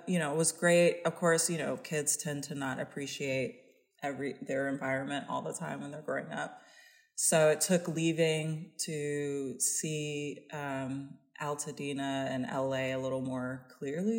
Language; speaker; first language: English; native; English